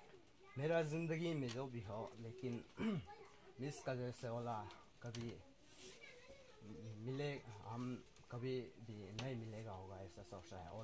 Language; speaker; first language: Hindi; non-native, local second language; Adi